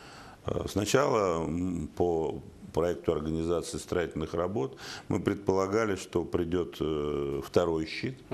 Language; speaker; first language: Russian; native; Russian